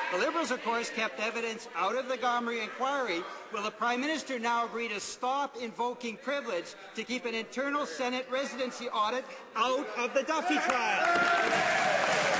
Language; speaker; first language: English; native; English